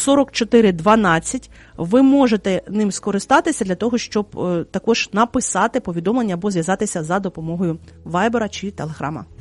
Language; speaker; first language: Ukrainian; native; Ukrainian